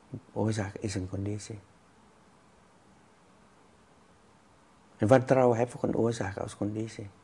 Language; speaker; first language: Dutch; non-native, fluent; Vietnamese